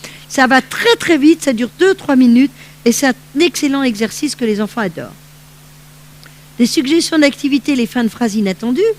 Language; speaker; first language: French; native; French